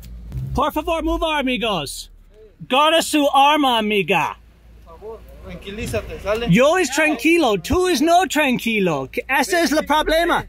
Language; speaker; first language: Spanish; non-native, learner; English